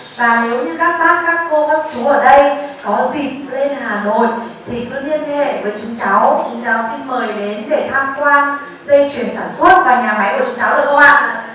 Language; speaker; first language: Vietnamese; native; Vietnamese